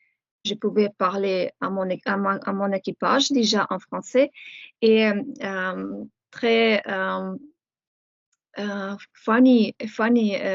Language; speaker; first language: French; non-native, fluent; Ukrainian